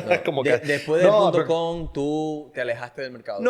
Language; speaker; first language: Spanish; native; Spanish